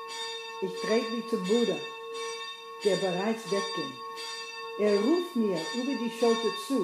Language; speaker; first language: German; non-native, fluent; English